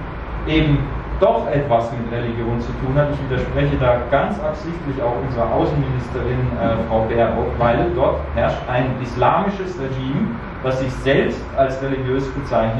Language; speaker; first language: German; native; German